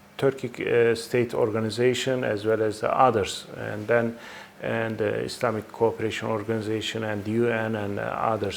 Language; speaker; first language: English; non-native, fluent; Turkish